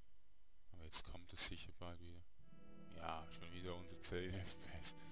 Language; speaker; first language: German; native; German